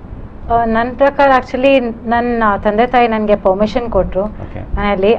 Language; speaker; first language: Kannada; non-native, local second language; Tulu